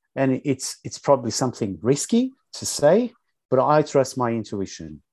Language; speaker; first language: English; non-native, fluent; Portuguese